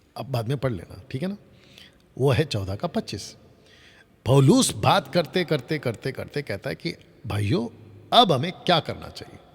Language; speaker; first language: Hindi; non-native, local second language; Telugu